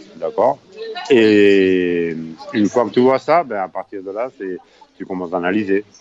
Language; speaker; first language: French; non-native, fluent; Spanish